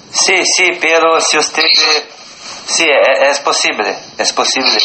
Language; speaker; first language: Spanish; non-native, learner; Portuguese